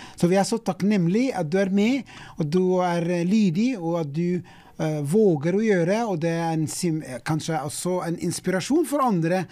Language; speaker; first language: Norwegian; non-native, fluent; English